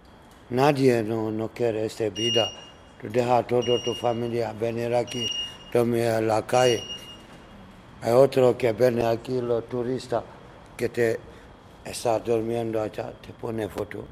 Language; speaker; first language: Spanish; non-native, learner; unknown